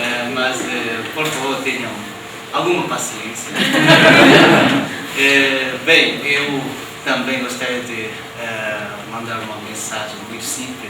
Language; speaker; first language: Portuguese; non-native, fluent; Japanese